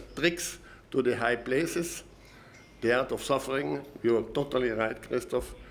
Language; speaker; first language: English; non-native, fluent; German